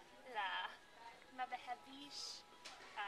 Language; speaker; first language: Arabic; non-native, learner; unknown